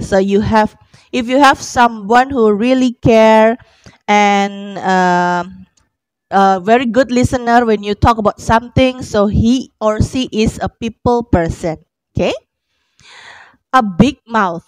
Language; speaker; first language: English; non-native, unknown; Indonesian